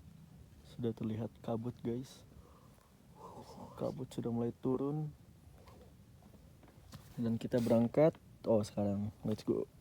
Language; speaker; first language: Indonesian; native; Indonesian